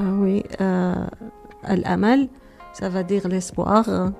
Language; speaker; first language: French; non-native, learner; Arabic